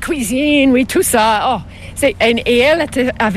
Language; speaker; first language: French; non-native, local second language; English